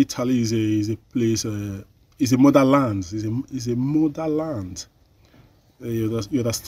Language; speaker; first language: English; non-native, learner; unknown